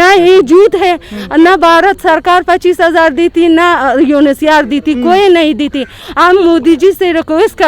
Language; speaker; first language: Hindi; non-native, learner; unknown